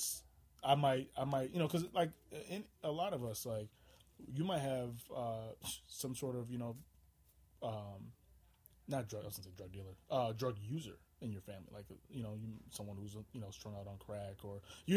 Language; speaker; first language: English; native; English